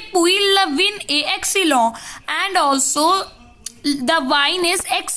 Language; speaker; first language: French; non-native, learner; Hindi